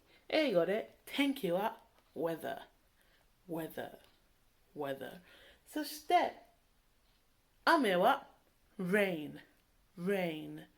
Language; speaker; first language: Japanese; non-native, learner; English